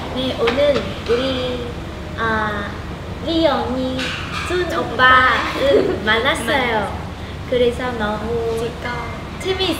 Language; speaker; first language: Korean; non-native, learner; Vietnamese